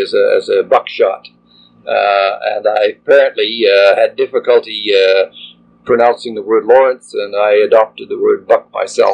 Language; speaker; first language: English; native; English